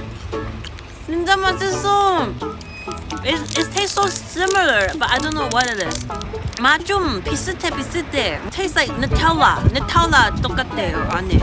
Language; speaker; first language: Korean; non-native, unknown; Cantonese